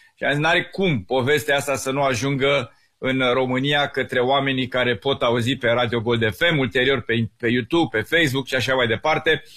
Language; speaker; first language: Romanian; native; Romanian